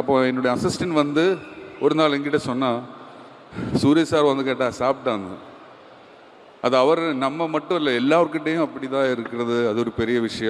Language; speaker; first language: Tamil; non-native, learner; Malayalam